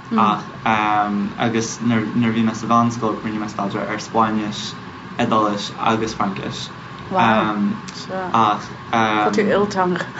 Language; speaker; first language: Irish; non-native, fluent; English